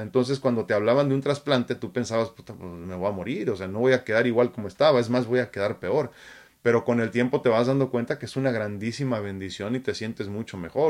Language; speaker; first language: Spanish; native; Spanish